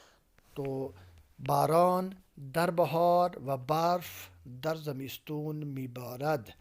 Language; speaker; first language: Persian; non-native, fluent; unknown